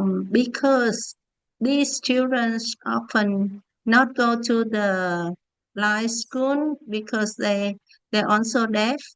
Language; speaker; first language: English; non-native, learner; Vietnamese